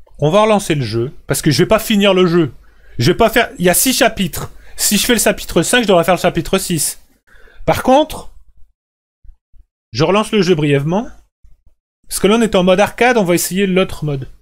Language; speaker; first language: French; native; French